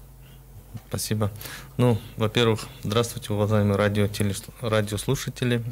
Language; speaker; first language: Russian; non-native, local second language; Kyrgyz